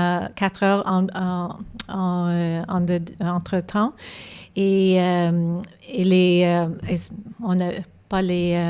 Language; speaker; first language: French; non-native, local second language; English